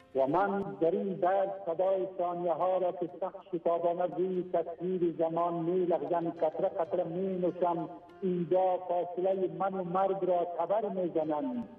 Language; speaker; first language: Persian; non-native, local second language; Pashto